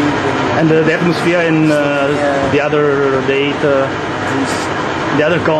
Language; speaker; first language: English; non-native, learner; Italian